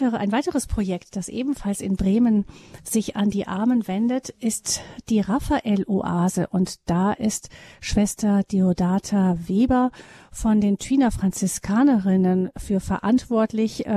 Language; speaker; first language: German; native; German